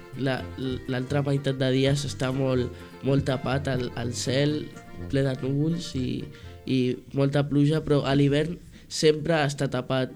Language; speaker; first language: Catalan; early bilingual, heritage; Catalan